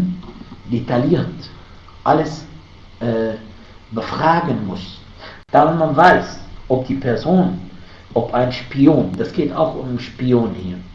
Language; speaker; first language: German; non-native, fluent; Arabic